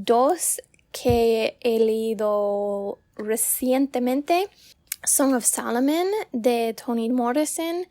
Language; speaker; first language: Spanish; non-native, learner; English